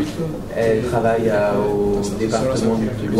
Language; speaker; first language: French; native; French